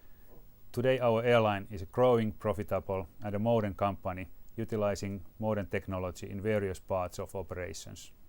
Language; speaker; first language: English; non-native, fluent; Finnish